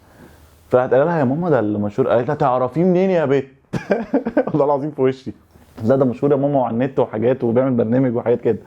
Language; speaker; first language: Arabic; native; Arabic